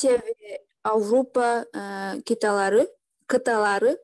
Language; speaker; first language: Turkish; non-native, learner; Kyrgyz